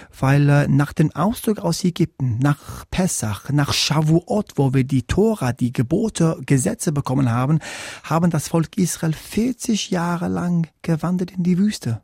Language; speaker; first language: German; non-native, fluent; English